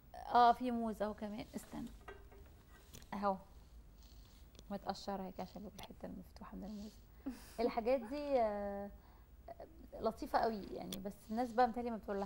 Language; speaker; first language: Arabic; native; Arabic